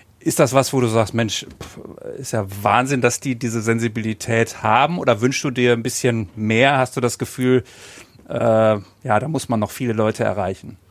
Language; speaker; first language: German; native; German